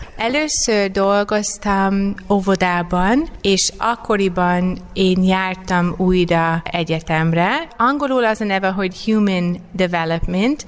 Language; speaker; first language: Hungarian; non-native, fluent; English